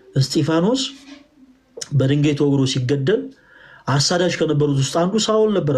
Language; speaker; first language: Amharic; native; Amharic